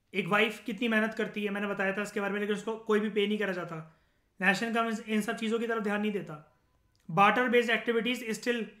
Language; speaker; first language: Hindi; native; Hindi